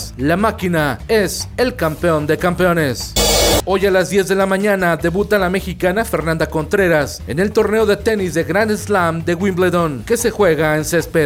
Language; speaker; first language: Spanish; native; Spanish